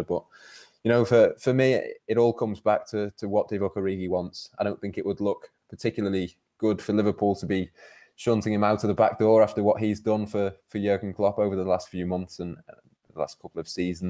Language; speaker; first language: English; native; English